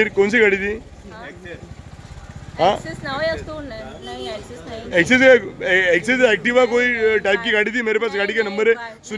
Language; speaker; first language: Hindi; non-native, local second language; Marathi